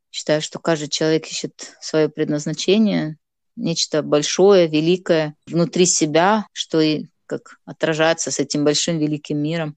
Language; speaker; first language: Russian; non-native, local second language; Gagauz